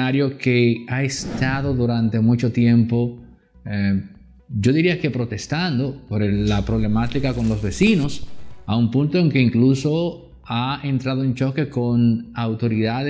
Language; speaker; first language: Spanish; native; Spanish